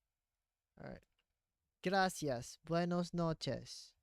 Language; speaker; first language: Spanish; non-native, learner; English